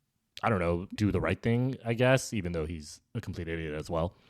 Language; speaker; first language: English; native; English